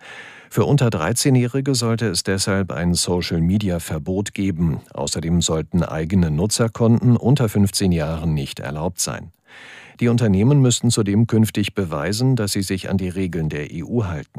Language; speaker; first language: German; native; German